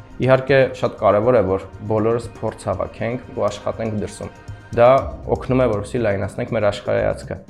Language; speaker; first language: Armenian; native; Armenian